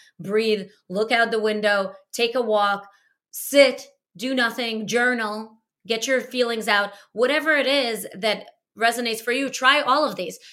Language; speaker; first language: English; early bilingual, other home language; Russian